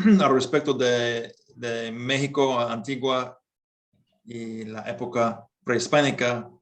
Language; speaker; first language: Spanish; non-native, learner; English